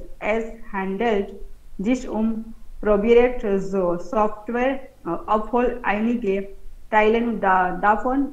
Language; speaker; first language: German; non-native, learner; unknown